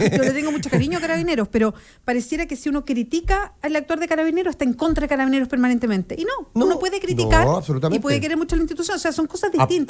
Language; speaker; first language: Spanish; native; Spanish